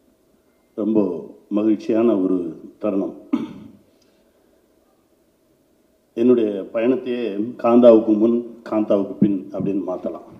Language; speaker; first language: Tamil; native; Tamil